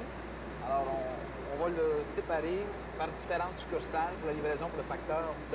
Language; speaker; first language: French; native; French